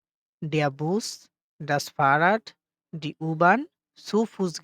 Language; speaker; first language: German; non-native, local second language; Bangla